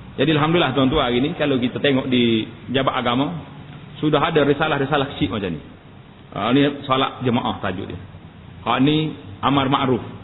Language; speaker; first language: Malay; native; Malay